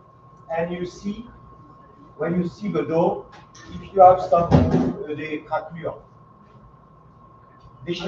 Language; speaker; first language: English; non-native, learner; French